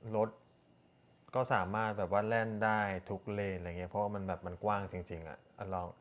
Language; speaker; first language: Thai; early bilingual, other home language; Korean